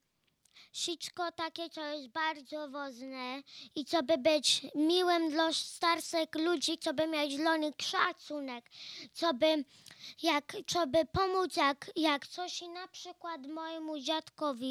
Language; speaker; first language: Polish; early bilingual, heritage; Polish